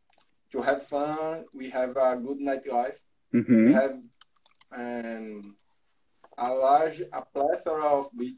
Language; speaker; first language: English; non-native, learner; Portuguese